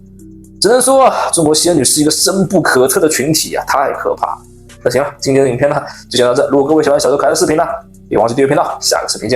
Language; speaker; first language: Chinese; native; Chinese